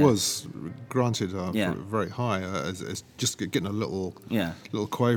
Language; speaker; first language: English; native; English